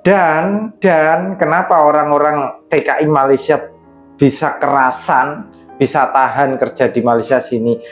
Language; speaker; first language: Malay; non-native, local second language; Javanese